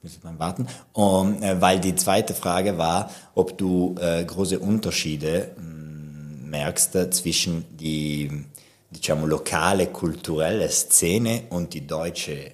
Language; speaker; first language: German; non-native, local second language; Italian